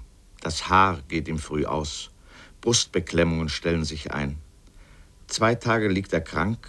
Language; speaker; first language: German; native; German